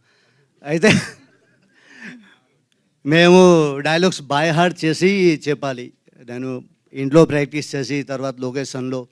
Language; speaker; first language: Telugu; non-native, learner; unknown